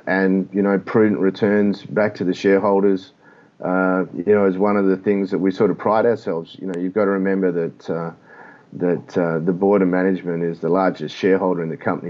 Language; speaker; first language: English; native; English